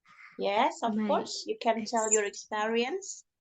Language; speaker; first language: English; non-native, learner; Indonesian